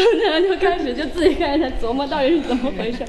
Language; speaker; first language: Chinese; native; Chinese